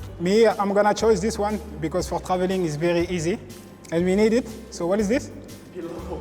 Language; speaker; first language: English; non-native, learner; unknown